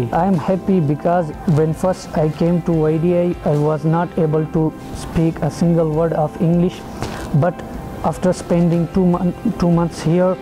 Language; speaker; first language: English; non-native, learner; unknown